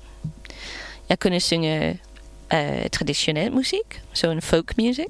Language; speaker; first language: Danish; non-native, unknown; English